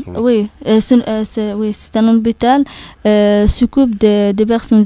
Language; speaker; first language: French; non-native, learner; Arabic